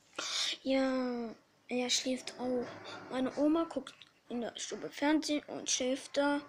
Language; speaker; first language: German; early bilingual, other home language; Polish